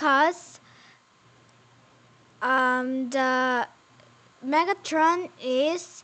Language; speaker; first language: English; non-native, learner; Korean